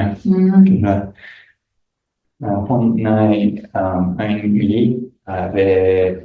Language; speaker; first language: Vietnamese; non-native, learner; English